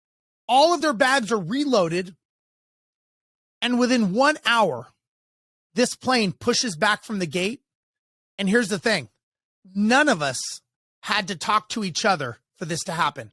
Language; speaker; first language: English; native; English